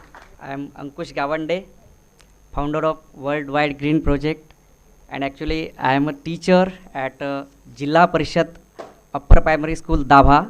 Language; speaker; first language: English; non-native, local second language; Marathi